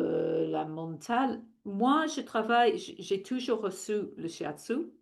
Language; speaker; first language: French; non-native, fluent; English